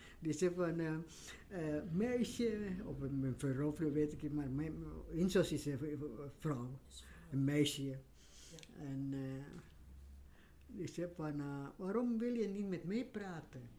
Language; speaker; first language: Dutch; non-native, learner; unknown